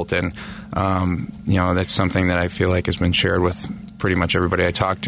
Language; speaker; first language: English; native; English